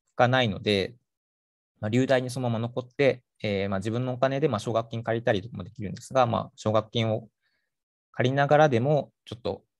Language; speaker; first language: Japanese; native; Japanese